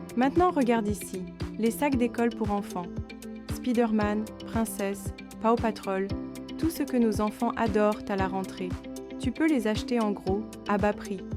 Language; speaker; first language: French; non-native, fluent; Chinese